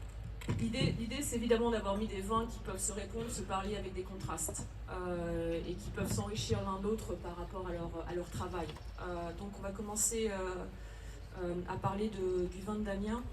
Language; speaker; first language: French; native; French